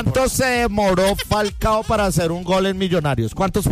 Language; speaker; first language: Spanish; native; Spanish